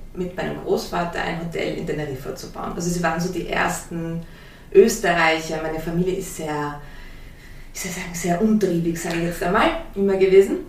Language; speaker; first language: German; early bilingual, heritage; German